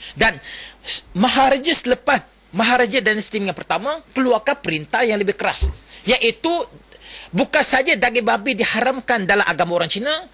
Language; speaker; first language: Malay; non-native, local second language; Chinese